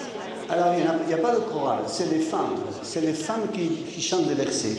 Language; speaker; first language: French; native; French